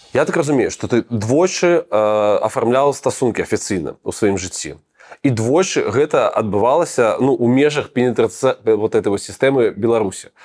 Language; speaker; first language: Belarusian; non-native, local second language; Russian